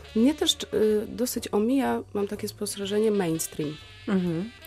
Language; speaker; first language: Polish; native; Polish